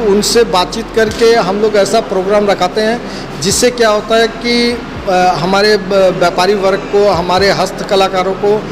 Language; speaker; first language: Hindi; native; Hindi